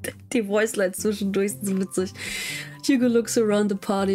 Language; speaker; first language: German; native; German